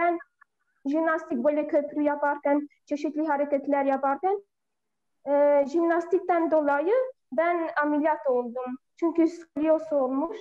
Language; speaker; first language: Turkish; non-native, fluent; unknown